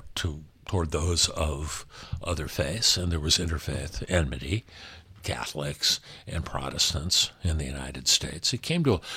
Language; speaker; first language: English; native; English